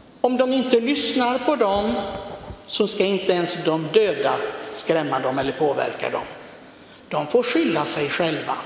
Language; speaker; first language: Swedish; non-native, fluent; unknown